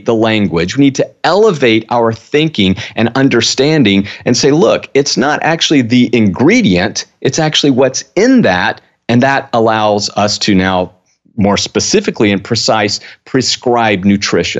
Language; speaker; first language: English; native; English